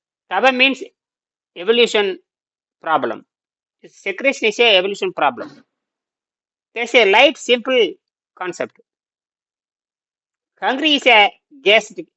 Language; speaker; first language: English; non-native, local second language; Tamil